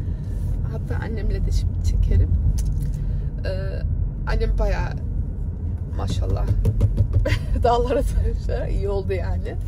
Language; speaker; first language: Turkish; early bilingual, heritage; Turkish